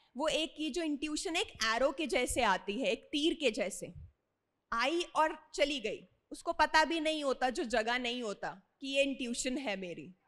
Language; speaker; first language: Hindi; native; Hindi